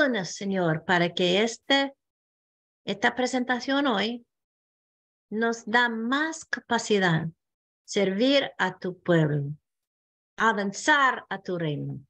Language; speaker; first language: Spanish; non-native, fluent; English